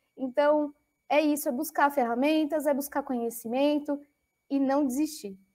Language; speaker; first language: Portuguese; native; Portuguese